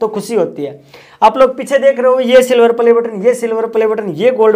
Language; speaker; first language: Hindi; native; Hindi